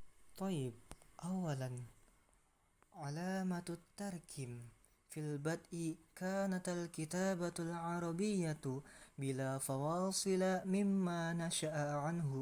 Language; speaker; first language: Arabic; non-native, learner; Indonesian